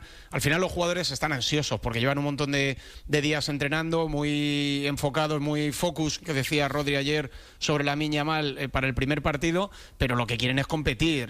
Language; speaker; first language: Spanish; native; Spanish